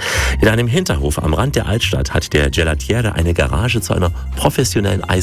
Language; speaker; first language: German; native; German